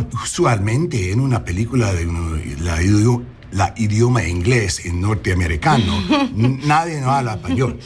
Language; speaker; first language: Spanish; non-native, learner; English